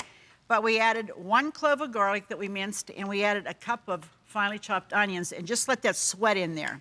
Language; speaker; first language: English; native; English